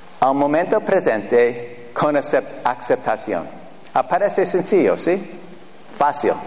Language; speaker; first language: Spanish; non-native, fluent; English